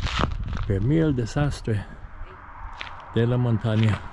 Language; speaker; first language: Spanish; non-native, fluent; English